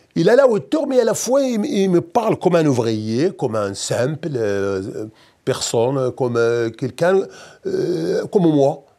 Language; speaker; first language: French; non-native, local second language; Berber languages